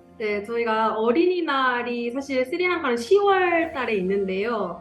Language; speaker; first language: Korean; native; Korean